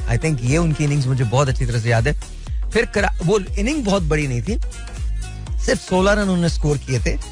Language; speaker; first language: Urdu; native; Urdu